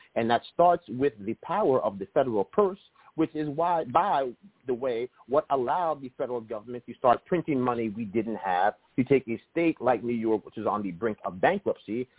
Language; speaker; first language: English; native; English